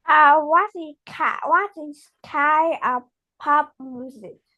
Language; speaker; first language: English; non-native, learner; Vietnamese